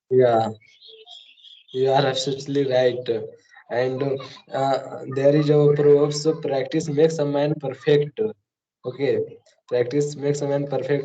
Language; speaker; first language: English; non-native, learner; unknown